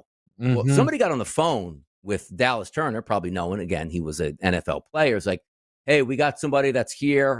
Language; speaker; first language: English; native; English